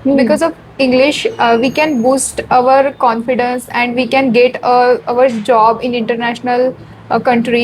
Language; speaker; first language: English; non-native, learner; Marathi